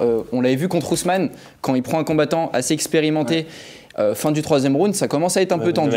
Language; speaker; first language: French; native; French